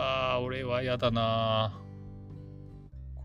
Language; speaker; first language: Japanese; native; Japanese